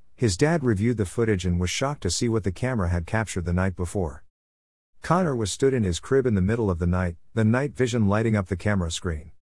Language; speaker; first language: English; native; English